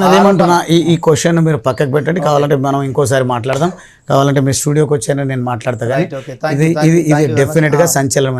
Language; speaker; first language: Telugu; native; Telugu